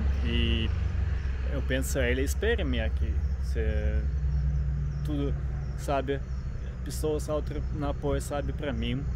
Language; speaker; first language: Portuguese; non-native, learner; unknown